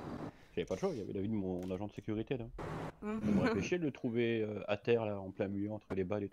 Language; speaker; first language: French; native; French